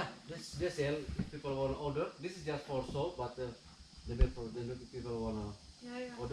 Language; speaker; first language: English; non-native, learner; Indonesian